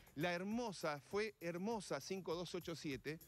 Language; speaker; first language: Spanish; native; Spanish